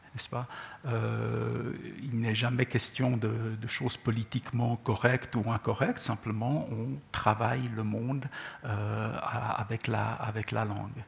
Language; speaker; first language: French; non-native, local second language; Czech